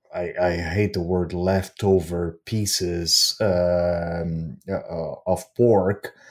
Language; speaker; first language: English; non-native, fluent; Portuguese